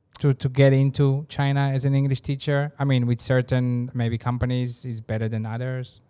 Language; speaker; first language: English; non-native, fluent; Hebrew